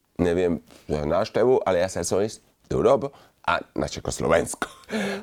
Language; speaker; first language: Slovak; non-native, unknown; Spanish